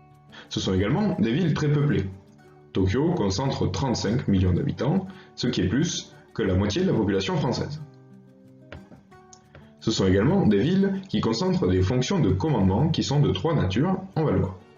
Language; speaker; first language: French; native; French